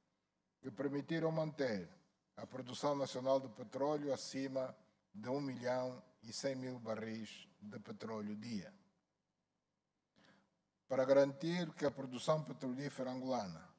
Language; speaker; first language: Portuguese; native; Portuguese